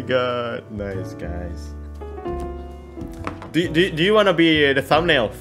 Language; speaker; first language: English; non-native, fluent; Indonesian